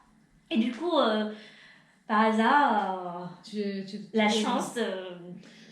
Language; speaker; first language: French; non-native, fluent; Vietnamese